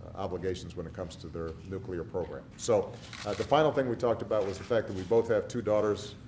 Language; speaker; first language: English; native; English